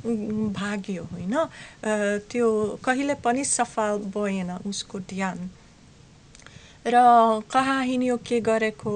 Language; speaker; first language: Nepali; non-native, learner; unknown